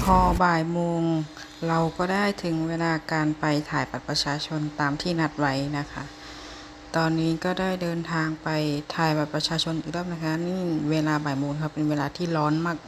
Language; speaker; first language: Thai; native; Thai